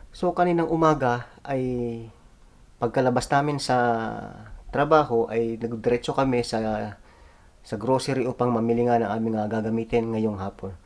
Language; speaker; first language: Filipino; native; Filipino